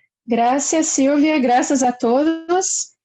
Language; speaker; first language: Spanish; non-native, fluent; Portuguese